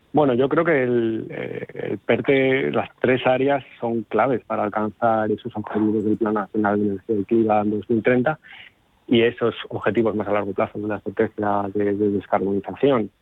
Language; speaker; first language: Spanish; native; Spanish